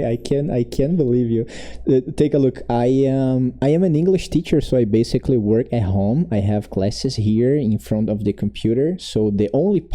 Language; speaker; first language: English; non-native, fluent; Portuguese